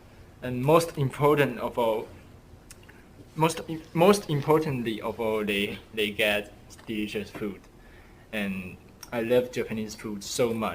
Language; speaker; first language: English; non-native, learner; Chinese